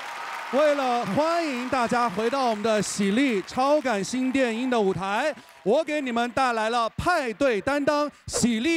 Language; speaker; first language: Chinese; native; Chinese